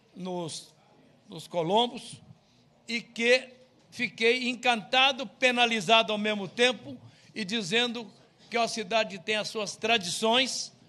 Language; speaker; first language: Portuguese; native; Portuguese